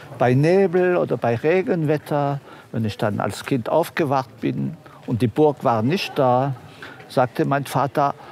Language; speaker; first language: German; non-native, local second language; French